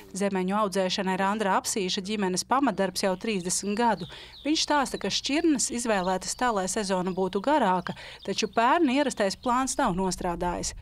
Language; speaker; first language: Latvian; native; Latvian